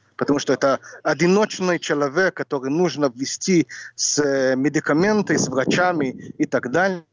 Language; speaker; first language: Russian; non-native, fluent; Hebrew